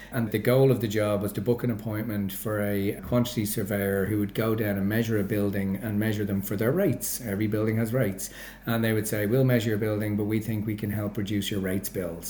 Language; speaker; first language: English; native; English